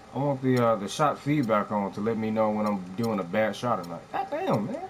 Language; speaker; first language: English; native; English